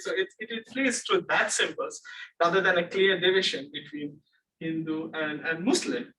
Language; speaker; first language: English; non-native, local second language; Bangla